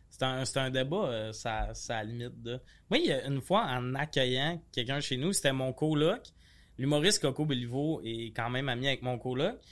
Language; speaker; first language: French; native; French